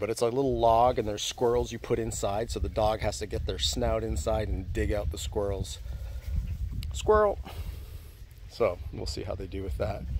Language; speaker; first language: English; native; English